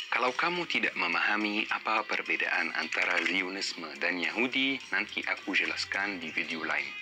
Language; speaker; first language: Indonesian; non-native, fluent; Arabic